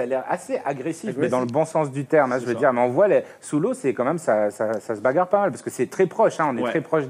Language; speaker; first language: French; native; French